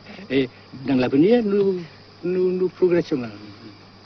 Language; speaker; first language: French; non-native, fluent; Vietnamese